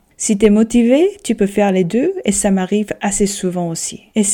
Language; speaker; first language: French; non-native, fluent; Korean